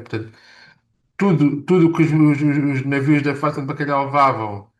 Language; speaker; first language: Portuguese; native; Portuguese